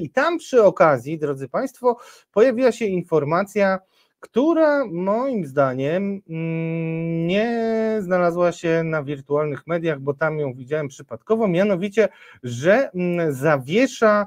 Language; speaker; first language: Polish; native; Polish